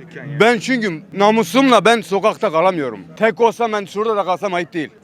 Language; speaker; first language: Turkish; non-native, local second language; Kurdish